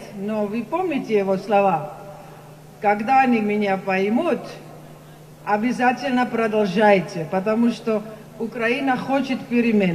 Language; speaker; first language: Russian; non-native, learner; Dutch